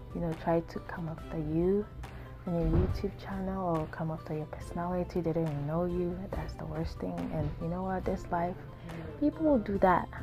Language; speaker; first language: English; non-native, local second language; Akan